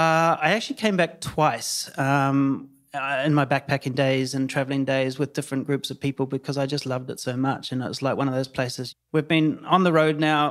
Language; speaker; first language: English; native; English